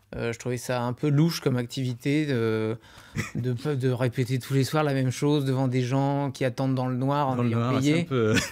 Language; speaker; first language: French; native; French